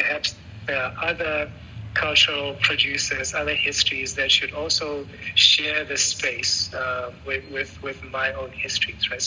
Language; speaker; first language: English; non-native, local second language; Tswana